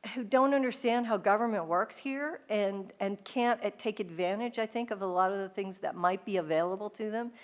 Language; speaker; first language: English; native; English